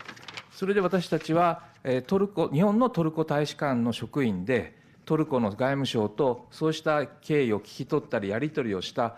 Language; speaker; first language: Japanese; native; Japanese